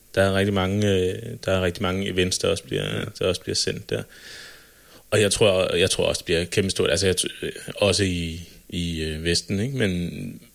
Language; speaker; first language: Danish; native; Danish